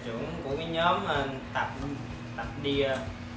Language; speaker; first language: Vietnamese; early bilingual, other home language; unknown